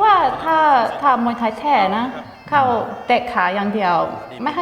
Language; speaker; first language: Thai; non-native, fluent; English